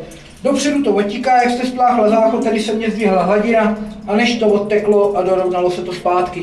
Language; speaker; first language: Czech; native; Czech